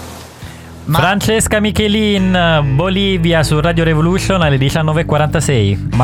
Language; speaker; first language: Italian; native; Italian